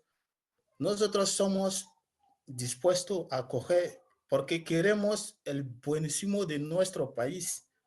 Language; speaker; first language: Spanish; non-native, learner; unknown